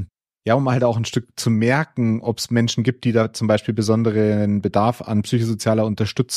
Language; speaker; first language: German; native; German